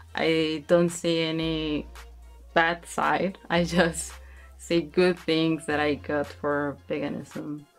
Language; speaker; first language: English; non-native, learner; Spanish